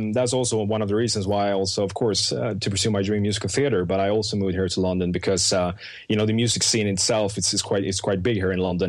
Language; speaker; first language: English; non-native, fluent; Swedish